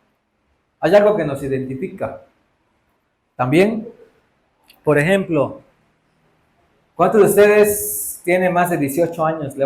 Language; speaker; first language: Spanish; native; Spanish